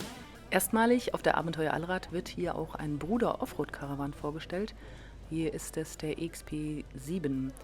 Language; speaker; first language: German; native; German